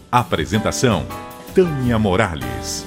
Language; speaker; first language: Portuguese; native; Portuguese